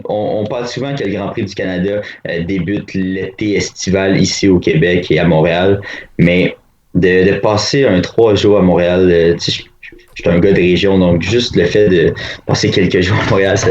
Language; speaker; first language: French; native; French